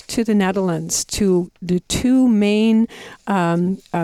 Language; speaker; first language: English; non-native, fluent; Dutch